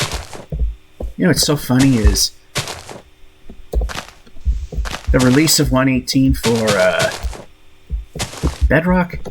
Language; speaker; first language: English; native; English